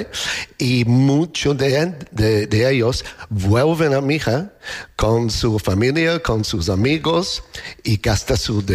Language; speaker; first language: Spanish; non-native, learner; English